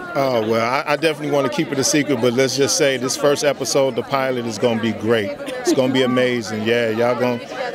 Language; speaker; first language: English; native; English